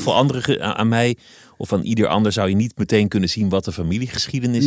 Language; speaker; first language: Dutch; native; Dutch